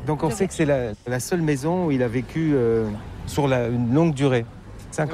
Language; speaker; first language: French; native; French